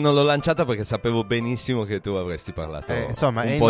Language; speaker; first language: Italian; native; Italian